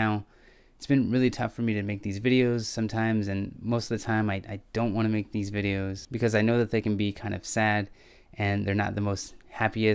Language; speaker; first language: English; native; English